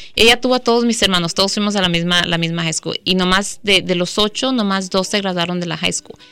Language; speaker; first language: Spanish; early bilingual, heritage; Spanish